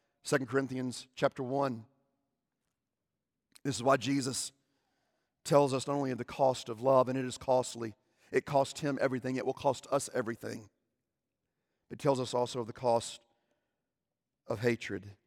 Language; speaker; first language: English; native; English